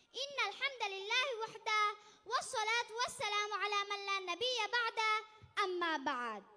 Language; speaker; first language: Arabic; non-native, learner; Bangla